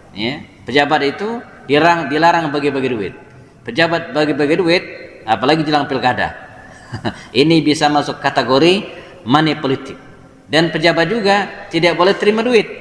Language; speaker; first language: Indonesian; native; Indonesian